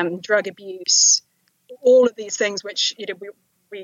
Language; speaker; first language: English; native; English